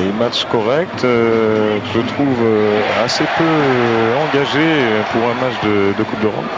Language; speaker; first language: French; native; French